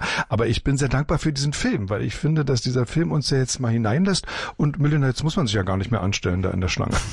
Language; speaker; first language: German; native; German